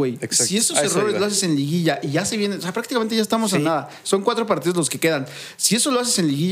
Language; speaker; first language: Spanish; native; Spanish